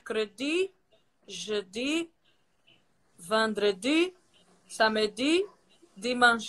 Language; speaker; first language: French; non-native, learner; Portuguese